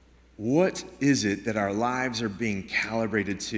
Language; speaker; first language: English; native; English